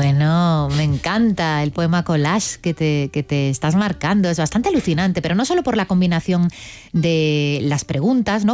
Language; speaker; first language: Spanish; native; Spanish